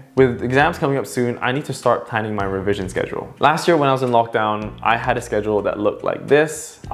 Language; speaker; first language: English; native; English